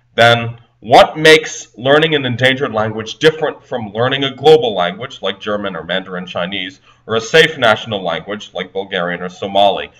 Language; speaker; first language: English; native; English